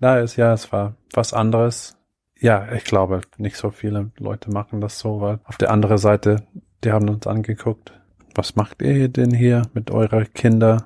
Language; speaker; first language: German; non-native, fluent; English